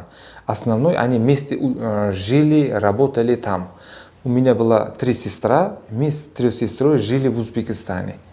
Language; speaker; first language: Russian; non-native, local second language; Uzbek